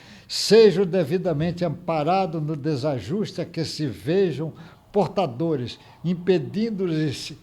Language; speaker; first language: Portuguese; native; Portuguese